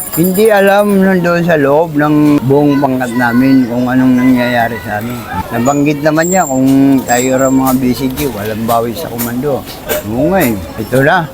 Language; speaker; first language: Filipino; non-native, local second language; Waray